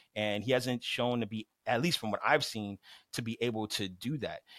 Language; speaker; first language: English; native; English